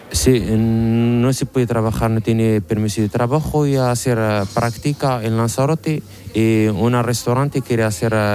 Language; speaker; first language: Spanish; non-native, learner; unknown